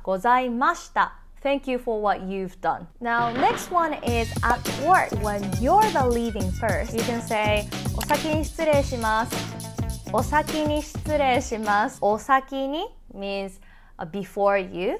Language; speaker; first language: English; non-native, fluent; Japanese